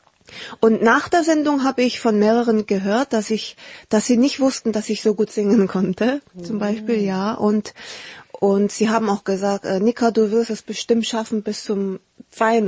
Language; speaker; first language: German; early bilingual, heritage; Korean